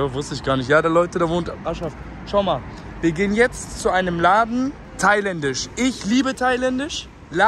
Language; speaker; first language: German; native; German